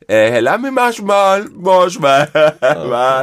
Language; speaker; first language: German; non-native, fluent; Spanish